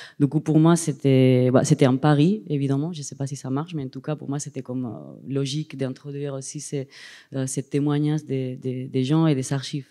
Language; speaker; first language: French; non-native, fluent; Spanish